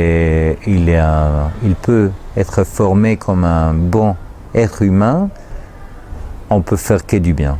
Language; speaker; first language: French; non-native, fluent; Spanish